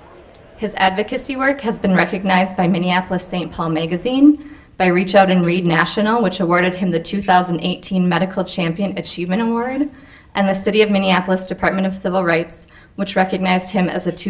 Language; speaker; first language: English; native; English